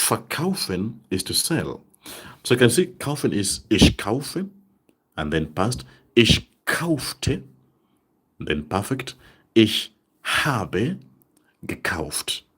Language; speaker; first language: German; non-native, fluent; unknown